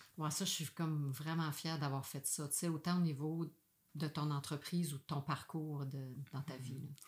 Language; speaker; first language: French; native; French